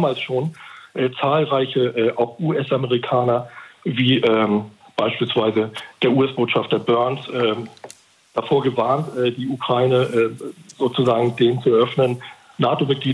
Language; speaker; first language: German; native; German